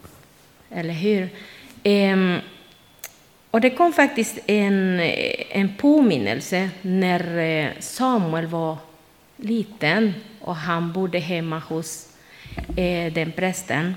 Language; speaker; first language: Swedish; non-native, learner; Spanish